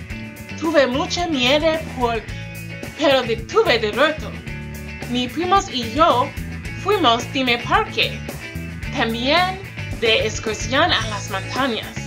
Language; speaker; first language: Spanish; non-native, learner; English